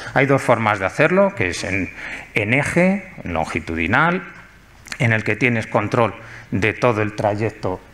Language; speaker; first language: Spanish; native; Spanish